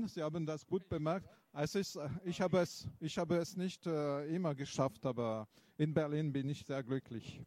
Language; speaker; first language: German; non-native, fluent; French